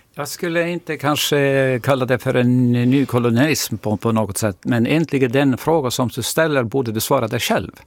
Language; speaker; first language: Swedish; non-native, fluent; Estonian